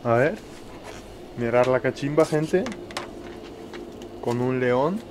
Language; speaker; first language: Spanish; native; Spanish